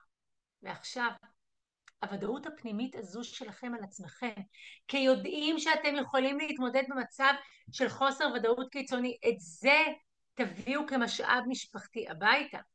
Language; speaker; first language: Hebrew; native; Hebrew